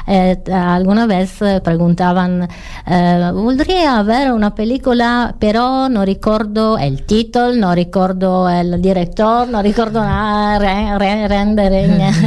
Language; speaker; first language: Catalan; non-native, learner; Italian